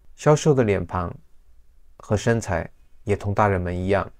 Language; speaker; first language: Chinese; native; Chinese